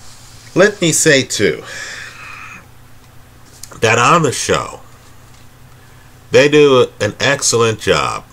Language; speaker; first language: English; native; English